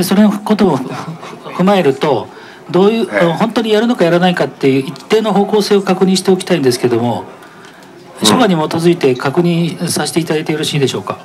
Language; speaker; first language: Japanese; native; Japanese